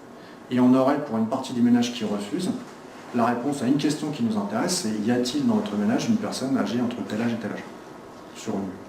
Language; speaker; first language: French; native; French